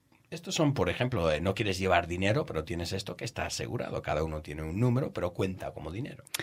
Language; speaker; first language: Spanish; non-native, fluent; English